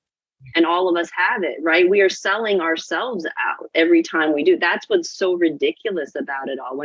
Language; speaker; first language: English; native; English